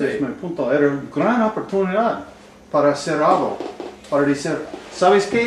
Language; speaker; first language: Spanish; non-native, learner; English